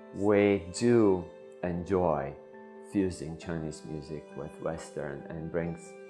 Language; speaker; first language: English; non-native, fluent; Bulgarian